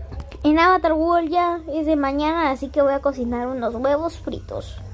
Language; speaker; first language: Spanish; native; Spanish